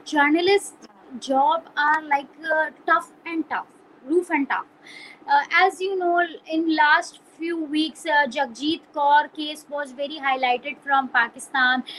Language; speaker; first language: English; non-native, local second language; Punjabi